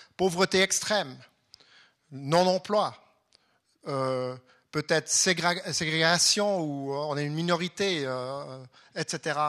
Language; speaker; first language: French; non-native, local second language; German